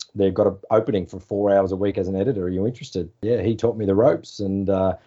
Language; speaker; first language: English; native; English